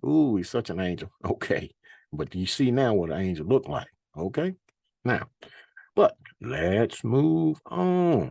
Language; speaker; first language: English; native; English